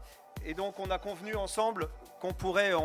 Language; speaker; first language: French; native; French